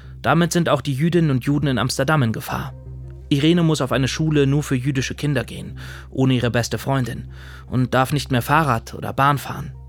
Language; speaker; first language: German; native; German